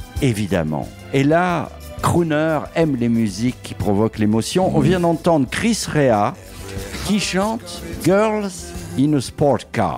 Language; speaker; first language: French; native; French